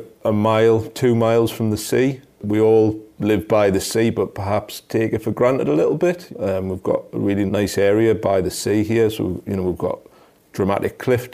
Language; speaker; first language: English; native; English